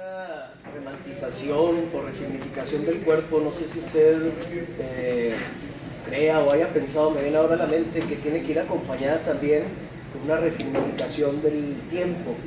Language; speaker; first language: Spanish; native; Spanish